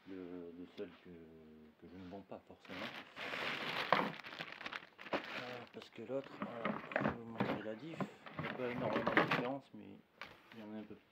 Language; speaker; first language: French; native; French